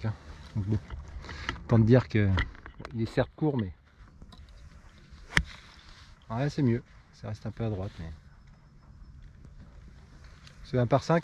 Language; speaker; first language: French; native; French